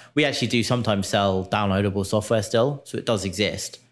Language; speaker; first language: English; native; English